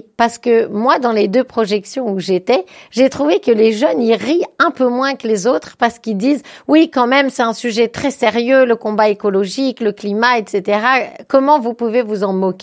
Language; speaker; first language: French; native; French